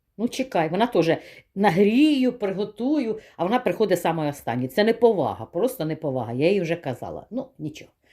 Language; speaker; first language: Ukrainian; native; Ukrainian